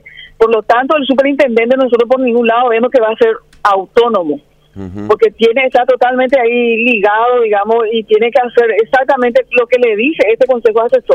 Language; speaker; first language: Spanish; native; Spanish